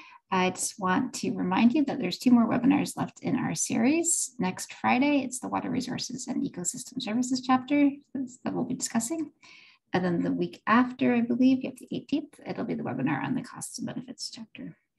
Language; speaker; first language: English; native; English